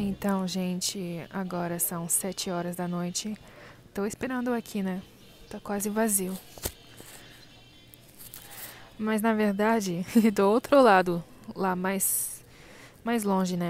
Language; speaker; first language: Portuguese; non-native, fluent; English